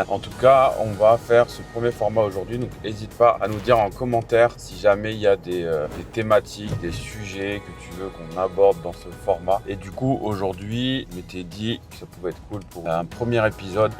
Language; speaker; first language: French; native; French